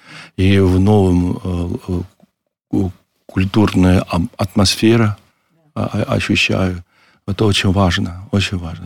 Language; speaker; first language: Russian; non-native, learner; Chinese